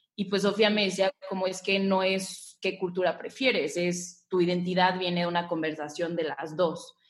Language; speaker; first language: Spanish; native; Spanish